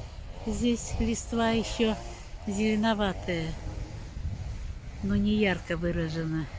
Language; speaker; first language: Russian; native; Russian